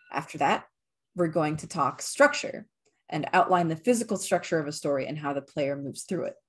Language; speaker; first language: English; native; English